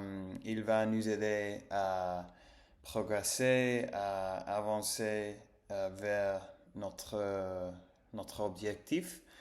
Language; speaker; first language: French; non-native, learner; English